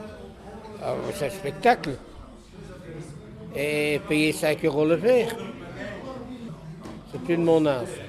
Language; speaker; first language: French; native; French